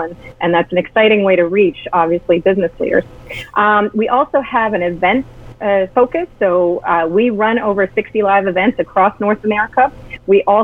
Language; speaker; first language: English; native; English